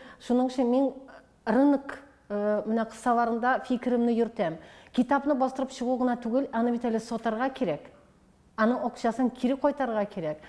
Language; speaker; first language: Tatar; native; Tatar